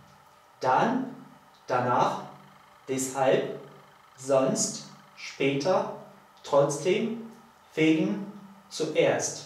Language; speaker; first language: German; non-native, learner; Polish